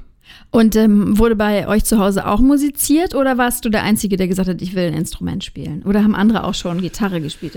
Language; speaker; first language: German; native; German